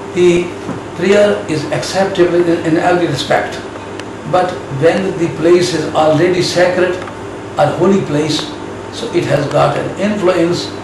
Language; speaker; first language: English; non-native, local second language; Urdu